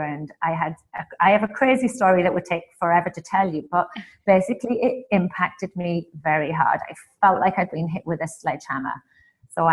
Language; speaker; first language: English; native; English